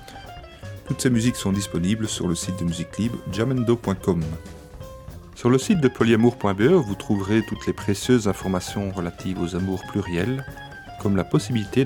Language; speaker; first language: French; native; French